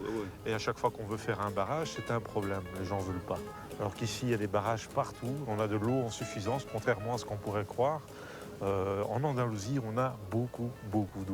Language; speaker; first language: French; native; French